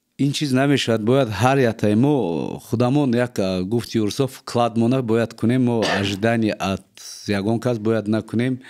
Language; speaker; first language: Tajik; non-native, local second language; Uzbek